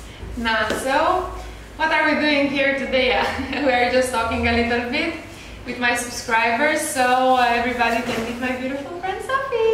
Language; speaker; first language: English; non-native, fluent; Romanian